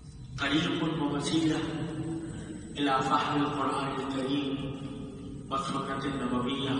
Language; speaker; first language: Arabic; non-native, fluent; Urdu